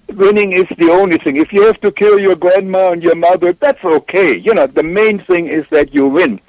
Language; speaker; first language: English; non-native, fluent; German